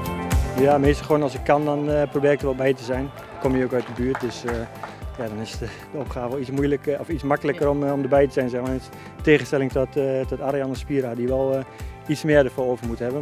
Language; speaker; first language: Dutch; native; Dutch